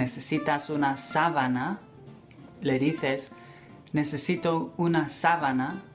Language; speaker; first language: Spanish; non-native, fluent; English